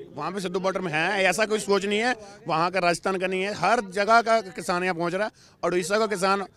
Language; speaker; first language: Hindi; native; Hindi